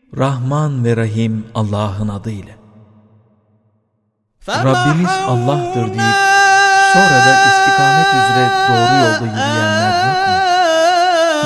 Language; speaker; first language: Turkish; native; Turkish